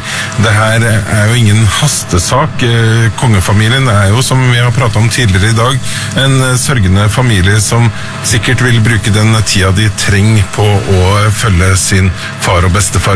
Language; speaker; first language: Norwegian; native; Norwegian